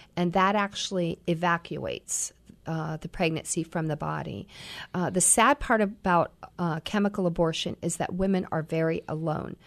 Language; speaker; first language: English; native; English